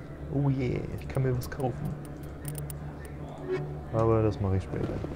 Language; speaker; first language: German; native; German